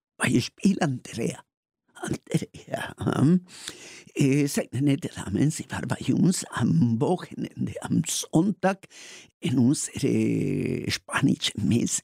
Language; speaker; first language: German; non-native, learner; Spanish